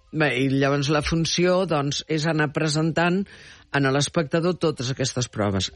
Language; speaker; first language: Catalan; early bilingual, heritage; Catalan